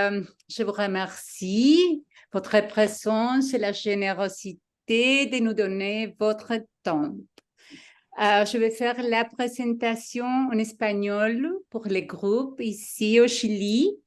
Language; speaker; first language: French; non-native, fluent; Spanish